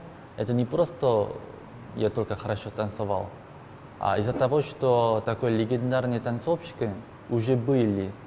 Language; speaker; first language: Russian; non-native, learner; Korean